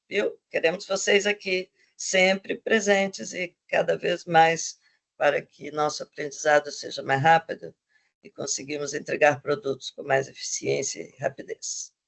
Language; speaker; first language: Portuguese; non-native, fluent; Spanish